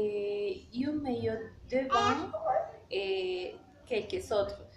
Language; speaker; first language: French; non-native, learner; Spanish